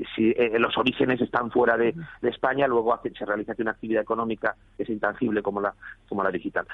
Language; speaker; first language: Spanish; native; Spanish